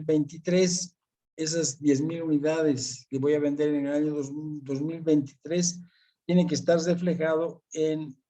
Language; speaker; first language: Spanish; native; Spanish